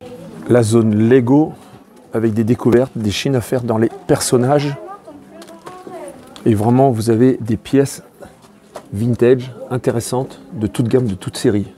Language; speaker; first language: French; native; French